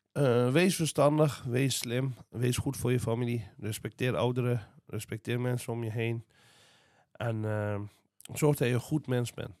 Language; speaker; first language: Dutch; non-native, fluent; Azerbaijani